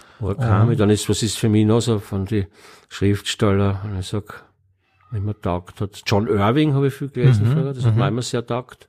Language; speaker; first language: German; native; German